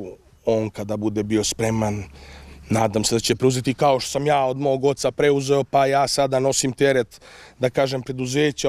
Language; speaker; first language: Serbian; native; Serbian